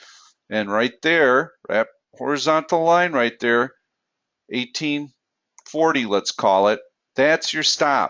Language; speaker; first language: English; native; English